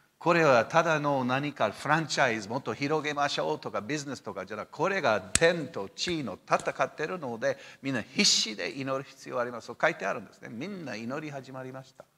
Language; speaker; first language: Japanese; non-native, fluent; English